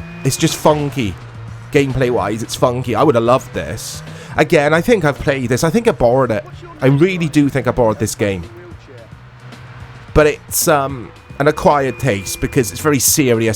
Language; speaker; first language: English; native; English